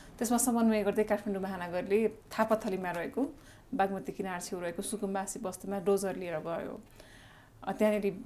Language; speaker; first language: Nepali; native; Nepali